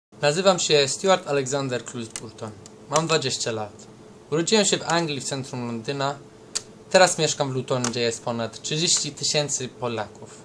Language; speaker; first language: Polish; early bilingual, heritage; English